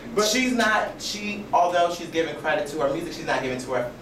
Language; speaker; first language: English; native; English